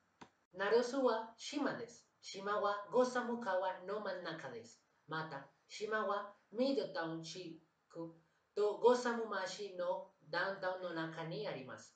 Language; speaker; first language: Japanese; non-native, learner; Spanish